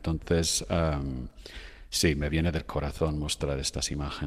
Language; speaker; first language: Spanish; non-native, fluent; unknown